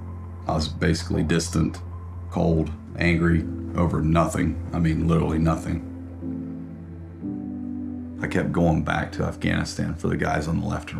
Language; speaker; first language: English; native; English